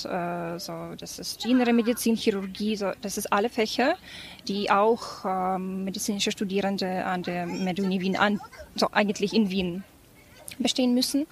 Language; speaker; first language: German; non-native, fluent; Ukrainian